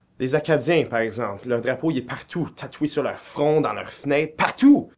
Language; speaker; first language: French; native; French